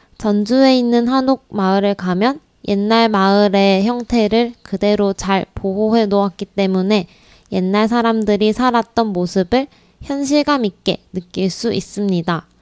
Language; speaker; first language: Korean; native; Korean